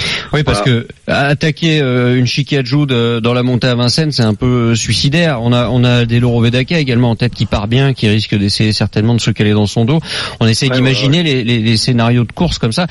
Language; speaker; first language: French; native; French